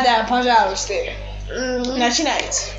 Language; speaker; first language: Russian; non-native, local second language; Uzbek